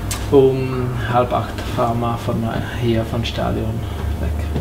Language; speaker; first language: German; non-native, fluent; Czech